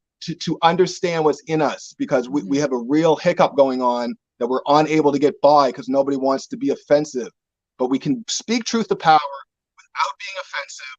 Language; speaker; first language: English; native; English